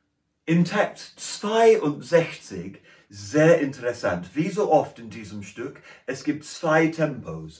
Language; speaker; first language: German; non-native, learner; English